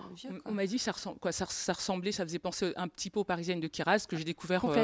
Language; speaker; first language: French; native; French